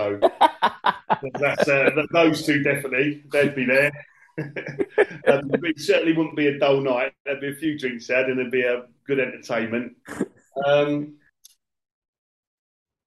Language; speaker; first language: English; native; English